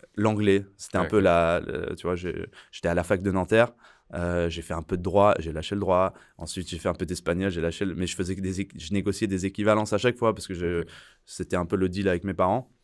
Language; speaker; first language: French; early bilingual, other home language; Persian